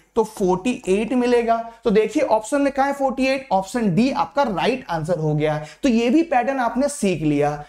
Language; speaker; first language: Hindi; native; Hindi